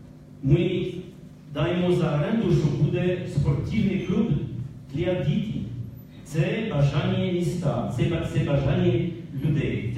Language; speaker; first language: Ukrainian; non-native, learner; French